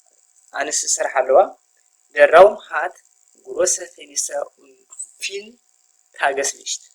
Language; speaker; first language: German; non-native, fluent; Tigrinya